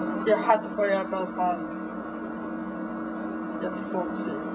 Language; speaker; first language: German; non-native, learner; English